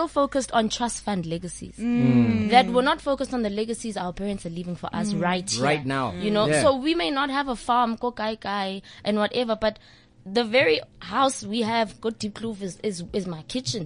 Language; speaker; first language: English; non-native, local second language; Southern Sotho